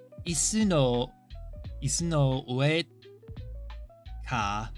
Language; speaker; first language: Japanese; non-native, learner; English